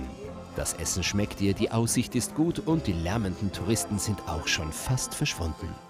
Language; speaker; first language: German; native; German